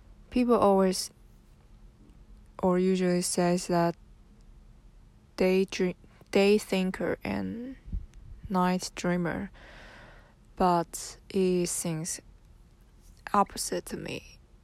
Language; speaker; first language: English; non-native, learner; Chinese